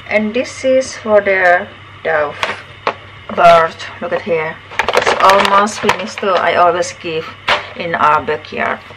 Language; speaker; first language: English; non-native, learner; Indonesian